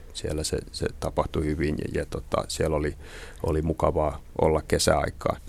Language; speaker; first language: Finnish; native; Finnish